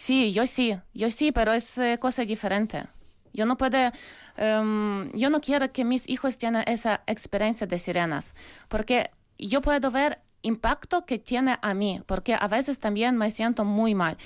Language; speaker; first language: Spanish; non-native, learner; Ukrainian